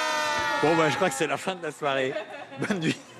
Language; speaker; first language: French; native; French